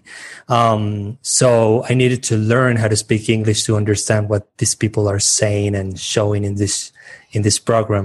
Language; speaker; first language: English; non-native, fluent; Spanish